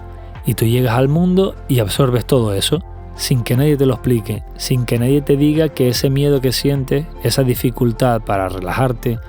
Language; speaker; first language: Spanish; native; Spanish